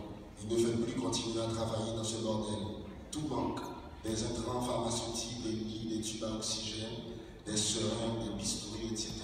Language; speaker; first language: French; non-native, local second language; Haitian Creole